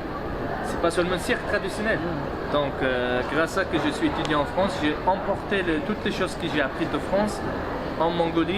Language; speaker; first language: French; non-native, fluent; Mongolian